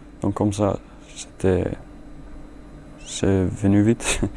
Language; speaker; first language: French; non-native, learner; Icelandic